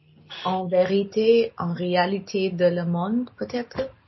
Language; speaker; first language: French; non-native, learner; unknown